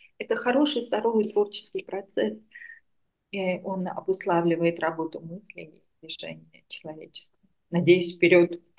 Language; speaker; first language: Russian; non-native, local second language; Armenian